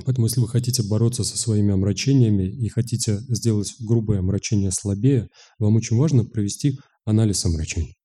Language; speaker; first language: Russian; native; Russian